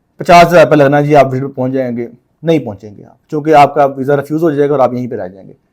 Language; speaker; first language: Urdu; non-native, local second language; Punjabi